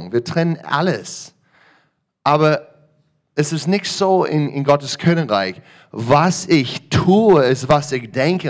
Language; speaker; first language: German; non-native, learner; English